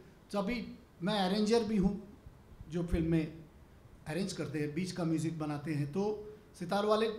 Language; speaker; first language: Hindi; native; Hindi